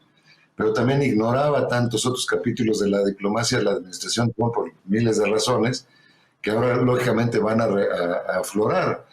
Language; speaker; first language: Spanish; native; Spanish